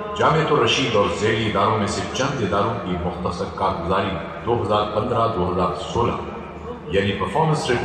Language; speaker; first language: Urdu; native; Urdu